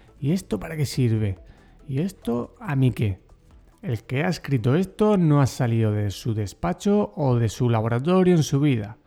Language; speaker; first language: Spanish; native; Spanish